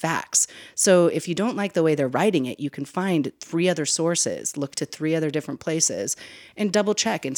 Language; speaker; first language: English; native; English